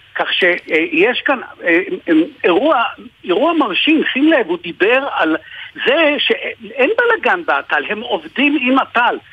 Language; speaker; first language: Hebrew; native; Hebrew